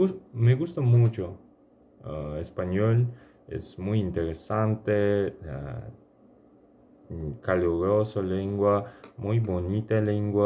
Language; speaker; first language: Spanish; non-native, learner; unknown